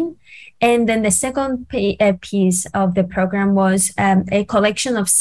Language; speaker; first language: English; non-native, fluent; Greek